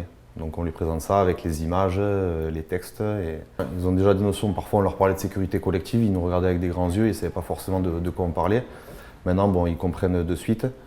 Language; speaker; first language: French; native; French